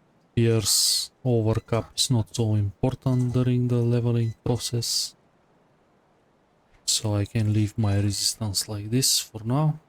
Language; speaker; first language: English; non-native, fluent; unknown